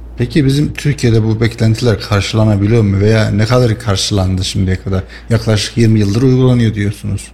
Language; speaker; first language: Turkish; native; Turkish